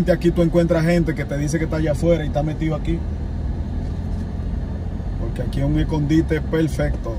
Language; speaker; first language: Spanish; native; Spanish